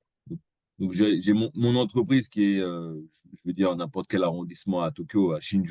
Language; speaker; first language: French; native; French